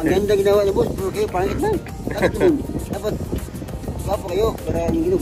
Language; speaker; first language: Filipino; non-native, local second language; Cebuano